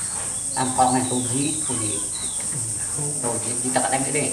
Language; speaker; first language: Vietnamese; non-native, local second language; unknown